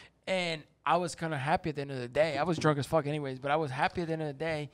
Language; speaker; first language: English; non-native, fluent; Spanish